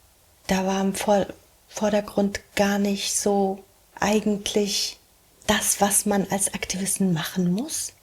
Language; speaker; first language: German; early bilingual, heritage; German